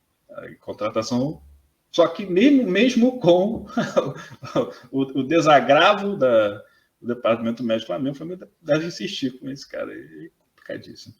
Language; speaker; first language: Portuguese; native; Portuguese